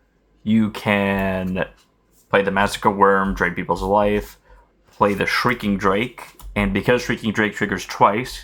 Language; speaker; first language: English; native; English